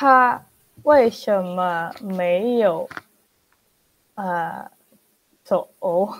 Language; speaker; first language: Chinese; non-native, learner; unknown